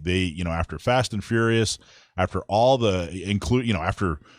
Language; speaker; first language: English; native; English